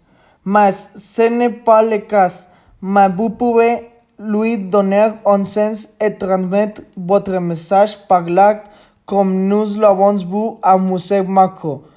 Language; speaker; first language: French; non-native, learner; Spanish